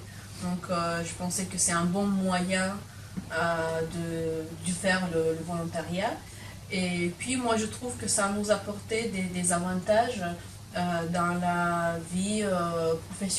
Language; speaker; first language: French; non-native, fluent; Lithuanian